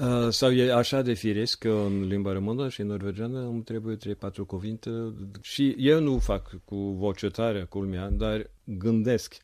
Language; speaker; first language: Romanian; non-native, fluent; Norwegian